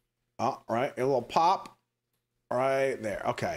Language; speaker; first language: English; native; English